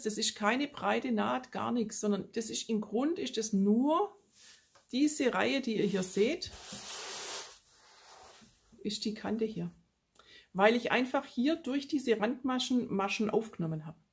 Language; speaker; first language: German; native; German